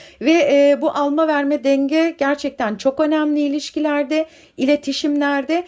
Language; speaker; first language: Turkish; native; Turkish